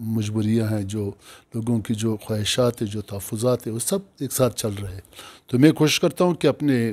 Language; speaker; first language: Urdu; non-native, local second language; Pashto